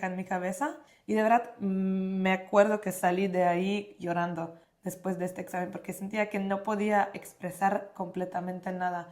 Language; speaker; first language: Spanish; non-native, fluent; Polish